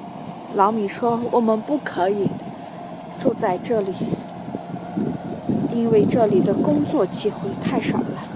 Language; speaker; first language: Chinese; native; Chinese